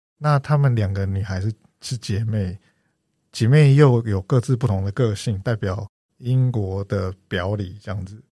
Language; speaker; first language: Chinese; native; Chinese